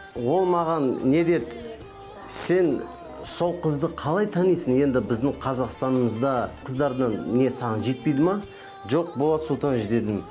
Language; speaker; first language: Kazakh; non-native, local second language; Kurdish